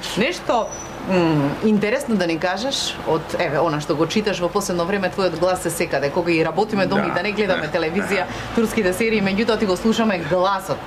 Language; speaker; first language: Macedonian; native; Macedonian